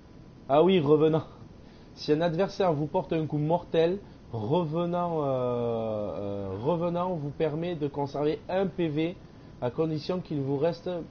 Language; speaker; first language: French; native; French